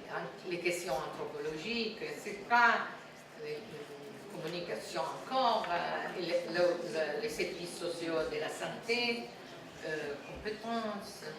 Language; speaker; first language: French; non-native, fluent; Italian